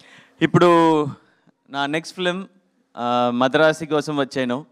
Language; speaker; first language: Telugu; non-native, learner; Tamil